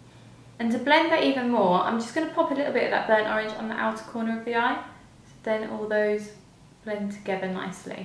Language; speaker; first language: English; native; English